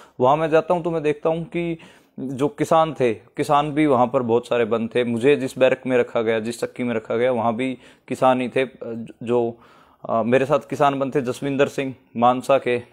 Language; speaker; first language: Hindi; native; Hindi